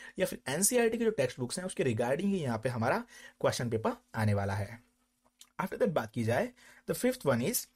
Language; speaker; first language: Hindi; non-native, local second language; Gujarati